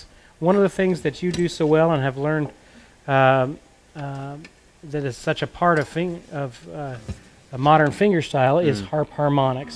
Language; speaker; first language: English; native; English